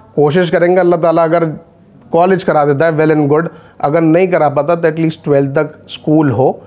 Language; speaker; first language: Hindi; native; Hindi